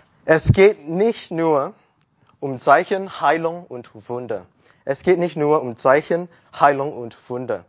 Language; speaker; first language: German; non-native, learner; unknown